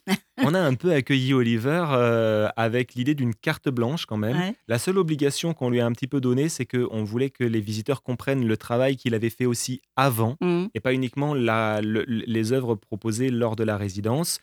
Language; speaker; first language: French; native; French